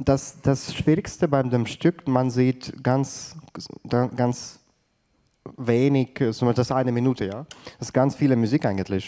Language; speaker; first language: German; non-native, fluent; Ukrainian